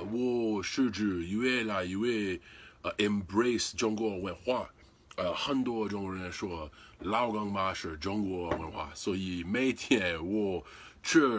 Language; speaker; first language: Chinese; non-native, learner; English